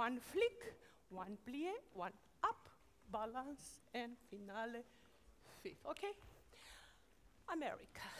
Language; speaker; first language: English; non-native, learner; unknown